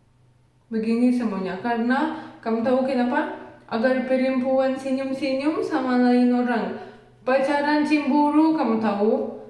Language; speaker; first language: Indonesian; non-native, learner; Russian